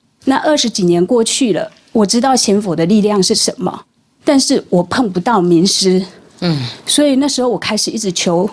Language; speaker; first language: Chinese; native; Chinese